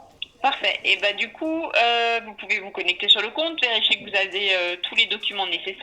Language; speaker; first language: French; native; French